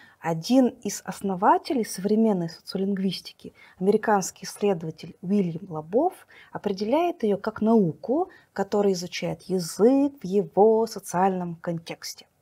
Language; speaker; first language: Russian; native; Russian